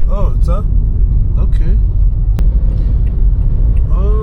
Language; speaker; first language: French; non-native, local second language; Swahili